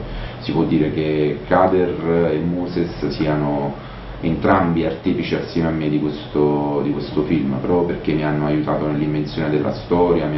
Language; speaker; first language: Italian; native; Italian